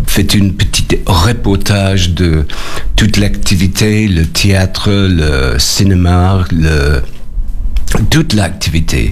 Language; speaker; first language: French; non-native, learner; English